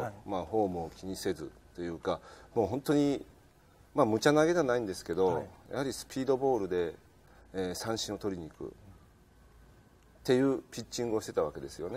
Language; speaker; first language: Japanese; native; Japanese